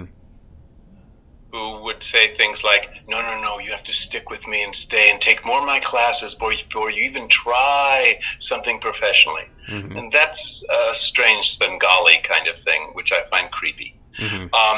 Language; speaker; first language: English; native; English